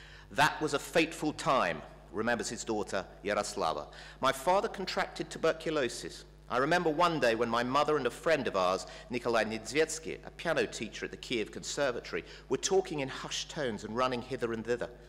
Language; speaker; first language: English; native; English